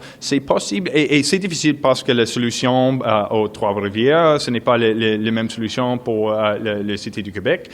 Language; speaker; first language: French; non-native, local second language; English